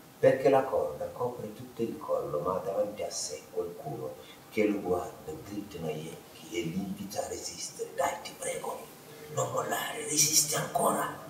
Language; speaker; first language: Italian; non-native, fluent; Wolof